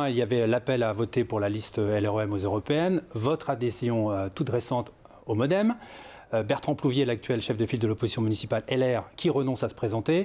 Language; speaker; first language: French; native; French